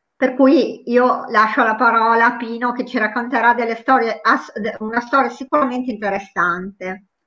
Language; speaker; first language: Italian; native; Italian